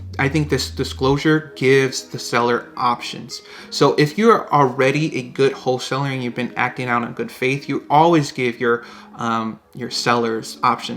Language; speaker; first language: English; native; English